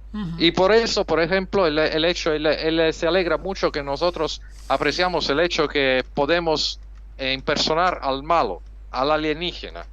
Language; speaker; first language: Spanish; non-native, fluent; Italian